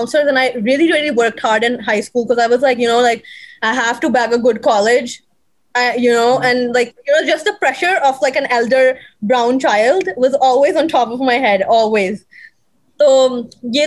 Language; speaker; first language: English; native; English